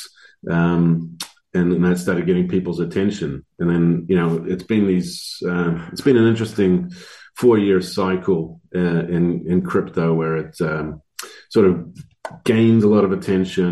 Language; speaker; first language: English; native; English